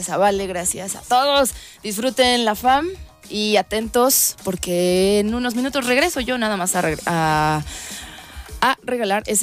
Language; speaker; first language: Spanish; native; Spanish